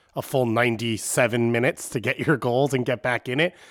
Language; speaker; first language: English; native; English